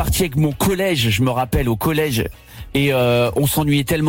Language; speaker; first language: French; native; French